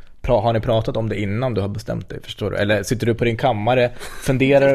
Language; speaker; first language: Swedish; native; Swedish